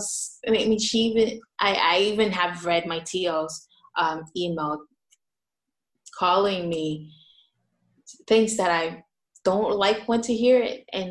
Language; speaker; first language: English; non-native, local second language; Filipino